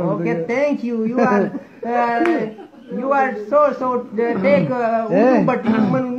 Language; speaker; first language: English; non-native, learner; Urdu